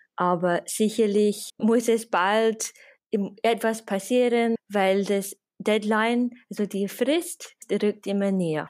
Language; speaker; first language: German; non-native, fluent; English